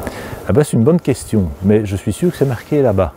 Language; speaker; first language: French; native; French